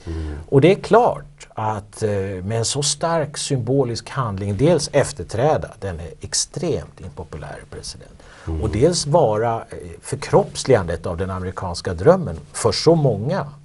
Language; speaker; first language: Swedish; native; Swedish